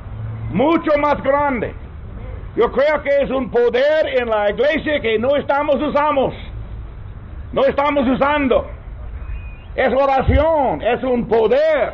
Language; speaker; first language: Spanish; non-native, fluent; English